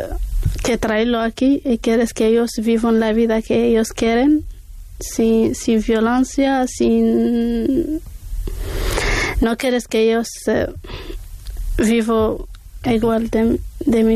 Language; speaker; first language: Spanish; non-native, learner; Arabic